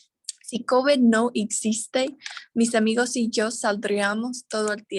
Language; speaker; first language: Spanish; non-native, fluent; English